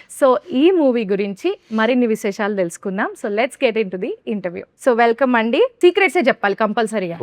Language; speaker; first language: Telugu; native; Telugu